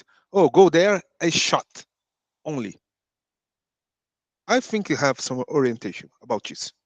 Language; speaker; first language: English; non-native, learner; Portuguese